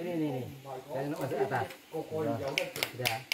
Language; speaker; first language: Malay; non-native, local second language; Javanese